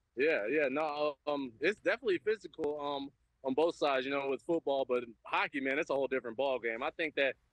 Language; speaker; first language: English; native; English